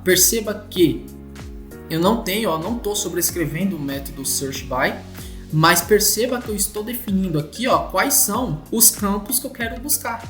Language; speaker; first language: Portuguese; native; Portuguese